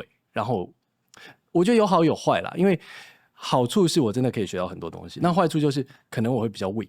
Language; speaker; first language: Chinese; native; Chinese